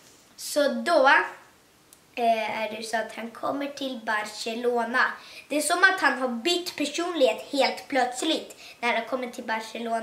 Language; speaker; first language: Swedish; early bilingual, other home language; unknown